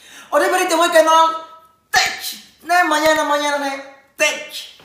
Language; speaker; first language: Czech; non-native, learner; Spanish